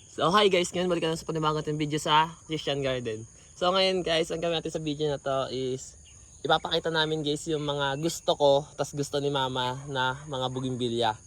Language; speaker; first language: Filipino; native; Filipino